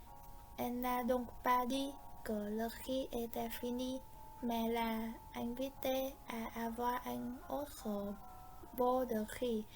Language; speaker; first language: French; non-native, fluent; Vietnamese